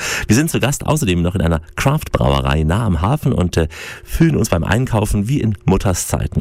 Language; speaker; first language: German; native; German